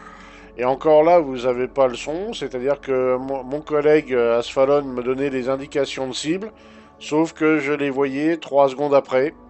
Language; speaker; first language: French; native; French